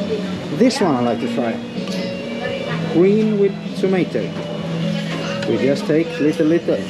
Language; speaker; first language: English; non-native, fluent; Swedish